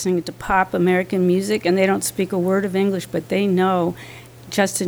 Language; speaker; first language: English; early bilingual, other home language; French